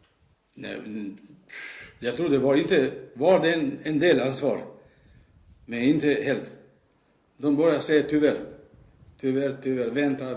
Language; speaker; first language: Swedish; non-native, learner; Albanian